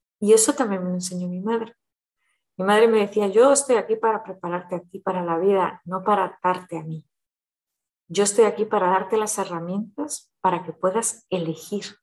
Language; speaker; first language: Spanish; early bilingual, heritage; Spanish